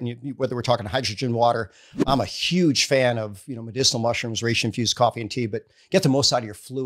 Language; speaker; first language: English; native; English